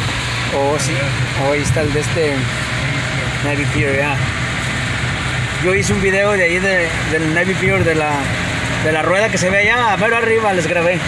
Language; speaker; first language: Spanish; native; Spanish